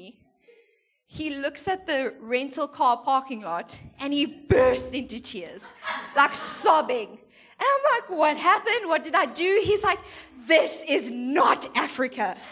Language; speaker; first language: English; native; English